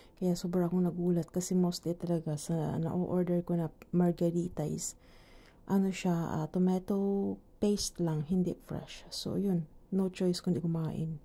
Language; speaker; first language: Filipino; native; Filipino